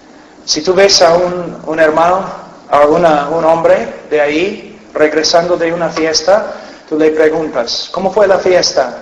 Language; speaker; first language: Spanish; non-native, fluent; English